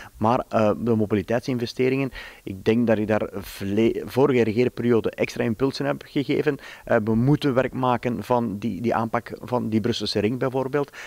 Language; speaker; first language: Dutch; native; Dutch